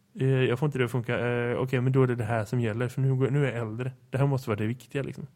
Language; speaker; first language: Swedish; native; Swedish